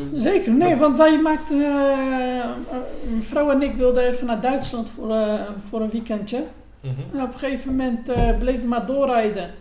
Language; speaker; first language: Dutch; native; Dutch